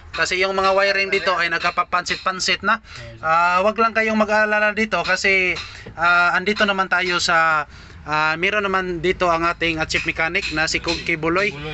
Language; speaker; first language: Filipino; native; Filipino